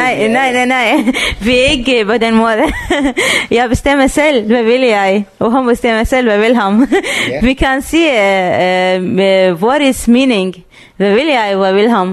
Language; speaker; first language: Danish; non-native, learner; Arabic